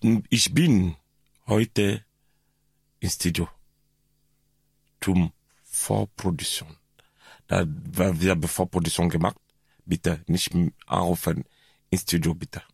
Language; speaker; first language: German; non-native, learner; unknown